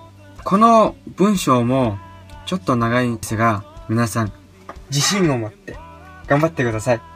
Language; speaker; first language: Japanese; non-native, fluent; Mongolian